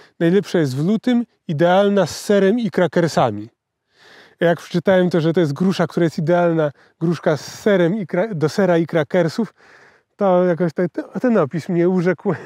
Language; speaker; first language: Polish; native; Polish